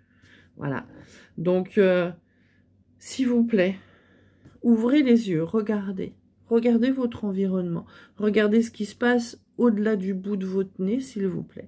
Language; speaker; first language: French; native; French